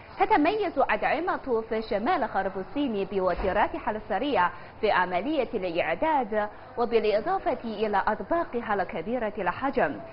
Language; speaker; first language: Arabic; non-native, fluent; Chinese